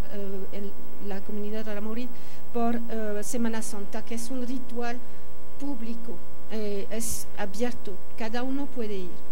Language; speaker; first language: Spanish; non-native, fluent; French